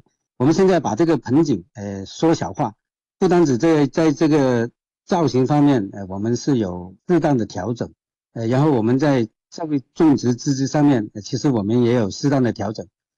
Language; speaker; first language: Chinese; non-native, local second language; Cantonese